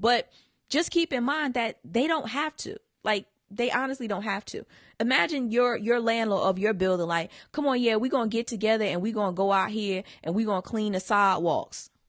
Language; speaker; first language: English; native; English